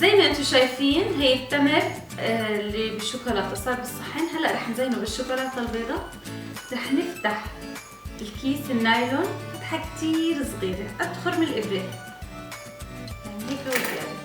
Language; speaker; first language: Arabic; native; Arabic